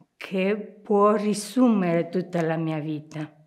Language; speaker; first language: Italian; non-native, fluent; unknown